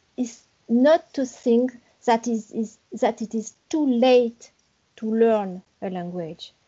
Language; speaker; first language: English; non-native, learner; French